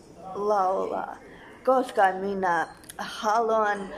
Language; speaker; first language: Finnish; non-native, learner; Russian